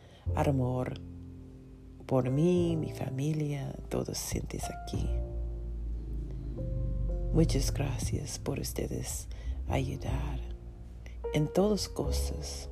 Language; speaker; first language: Spanish; non-native, learner; English